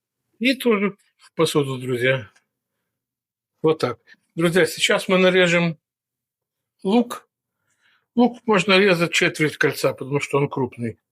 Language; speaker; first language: Russian; native; Russian